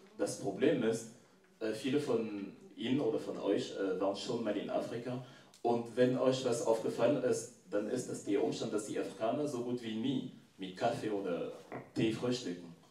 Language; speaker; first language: German; non-native, fluent; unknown